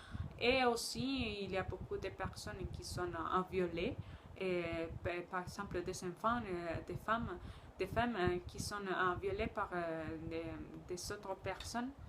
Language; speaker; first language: French; non-native, learner; Spanish